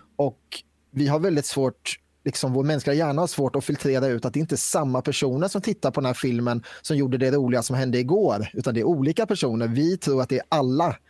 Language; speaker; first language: Swedish; native; Swedish